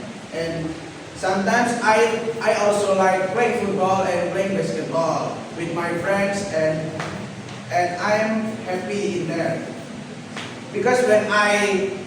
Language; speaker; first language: English; non-native, learner; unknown